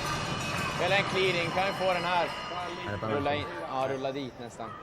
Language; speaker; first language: Swedish; native; Swedish